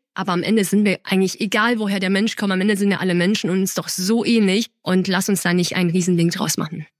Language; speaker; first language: German; early bilingual, other home language; Chinese